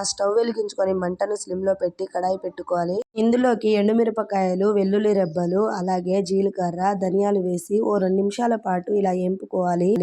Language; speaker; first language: Telugu; non-native, local second language; Lambadi